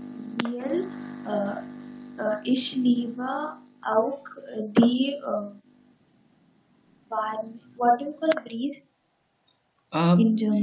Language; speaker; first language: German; non-native, learner; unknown